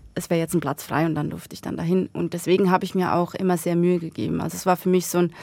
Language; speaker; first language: German; native; German